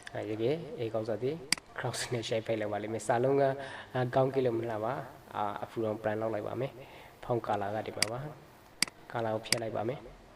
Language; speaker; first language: Burmese; native; Burmese